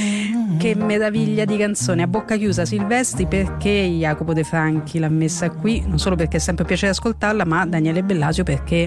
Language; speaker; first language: Italian; native; Italian